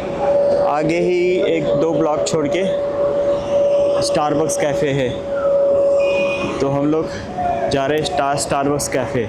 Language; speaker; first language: Hindi; non-native, local second language; Marathi